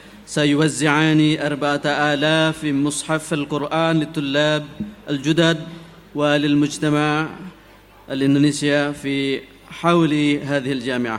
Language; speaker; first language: Arabic; non-native, fluent; Indonesian